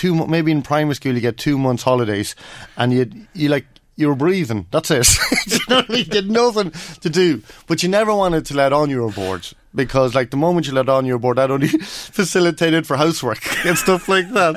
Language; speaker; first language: English; native; English